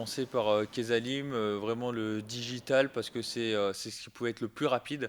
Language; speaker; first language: French; native; French